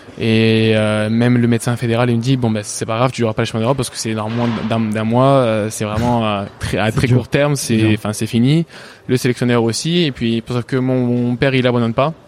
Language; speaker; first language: French; early bilingual, other home language; Bulgarian